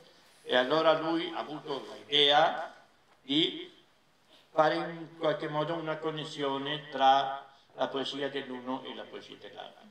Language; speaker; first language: Italian; non-native, fluent; Catalan